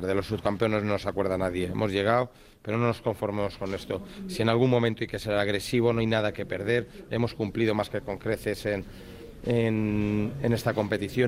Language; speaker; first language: Spanish; native; Spanish